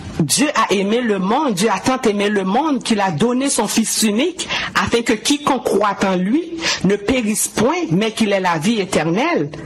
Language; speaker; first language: French; non-native, local second language; Haitian Creole